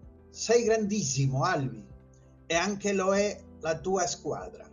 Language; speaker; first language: Italian; non-native, fluent; Spanish